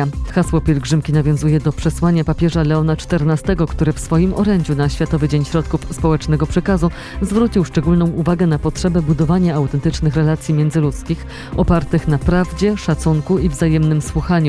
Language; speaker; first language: Polish; native; Polish